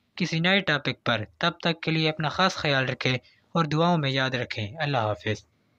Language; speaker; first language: Urdu; native; Urdu